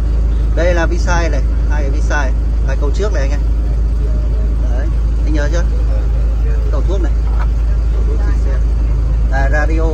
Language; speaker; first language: Vietnamese; native; Vietnamese